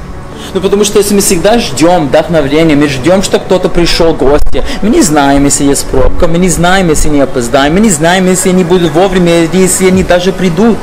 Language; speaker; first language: Russian; non-native, fluent; English